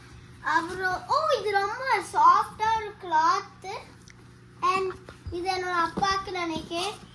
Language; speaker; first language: Tamil; early bilingual, heritage; Tamil